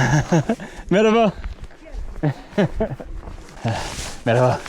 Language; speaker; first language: Turkish; non-native, learner; English